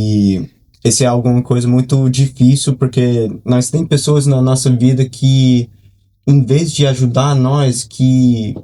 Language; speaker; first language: Portuguese; early bilingual, heritage; Portuguese